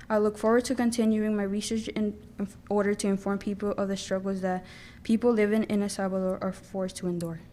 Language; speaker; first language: English; early bilingual, other home language; Spanish